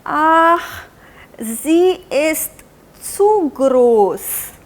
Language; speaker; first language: German; non-native, fluent; Hindi